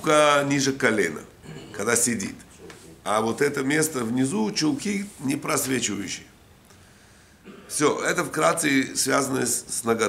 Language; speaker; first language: Russian; native; Russian